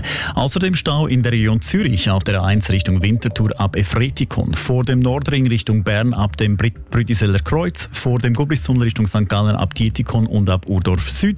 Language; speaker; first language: German; native; German